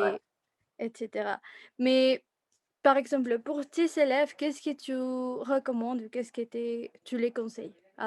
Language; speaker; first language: French; non-native, fluent; Spanish